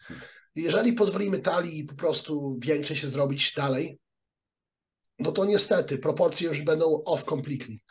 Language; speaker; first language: Polish; early bilingual, heritage; Polish